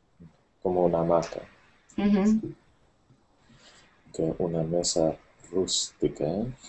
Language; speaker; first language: Spanish; non-native, learner; English